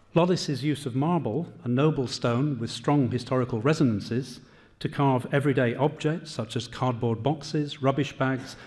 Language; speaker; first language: English; native; English